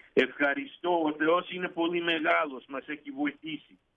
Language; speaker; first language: Greek; early bilingual, heritage; Greek